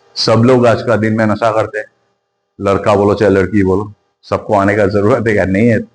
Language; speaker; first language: Hindi; non-native, local second language; Bangla